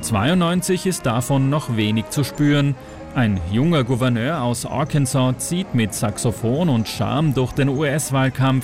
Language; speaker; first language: German; native; German